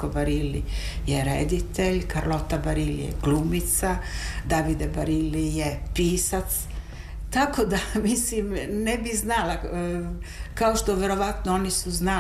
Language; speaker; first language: Serbian; non-native, fluent; Italian